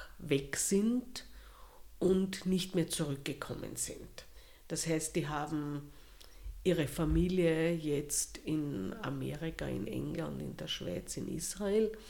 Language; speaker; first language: German; native; German